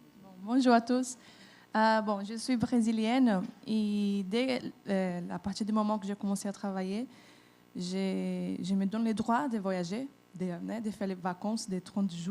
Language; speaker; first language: French; non-native, fluent; Portuguese